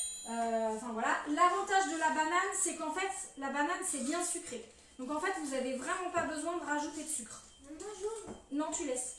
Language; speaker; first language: French; native; French